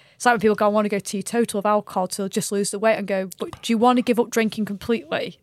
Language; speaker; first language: English; native; English